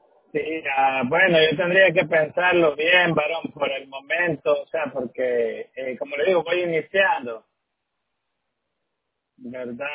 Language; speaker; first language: Spanish; native; Spanish